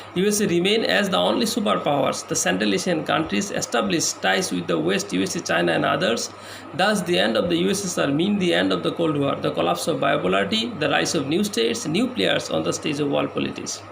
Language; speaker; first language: English; non-native, local second language; Assamese